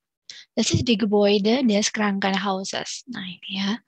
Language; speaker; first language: German; non-native, learner; Indonesian